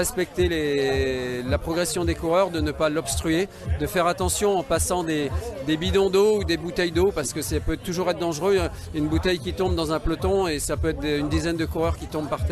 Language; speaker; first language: French; native; French